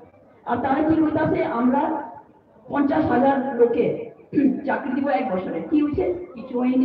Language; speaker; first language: Bangla; non-native, local second language; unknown